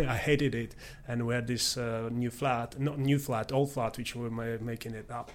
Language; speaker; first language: English; non-native, fluent; Latvian